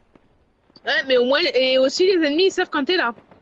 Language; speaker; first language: French; native; French